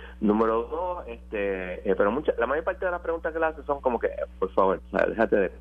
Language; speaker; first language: Spanish; native; Spanish